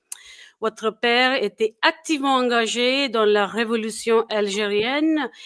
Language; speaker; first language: French; non-native, fluent; English